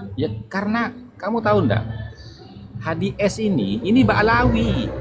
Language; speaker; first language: Indonesian; non-native, local second language; Madurese